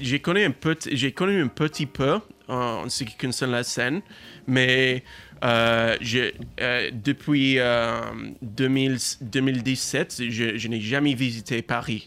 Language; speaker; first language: French; non-native, learner; English